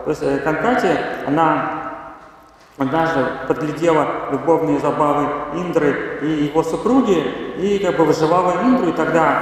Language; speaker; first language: Russian; native; Russian